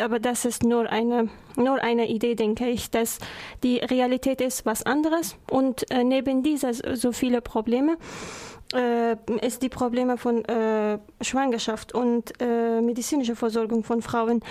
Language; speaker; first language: German; non-native, learner; Persian